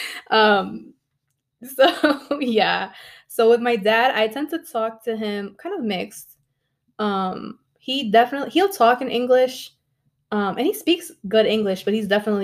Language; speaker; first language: English; early bilingual, other home language; Spanish